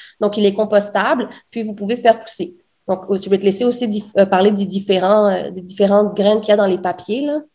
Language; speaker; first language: French; native; French